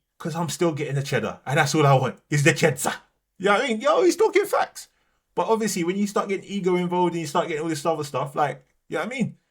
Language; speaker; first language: English; native; English